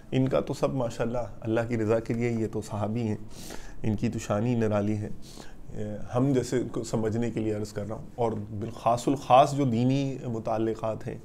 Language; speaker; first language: Urdu; native; Urdu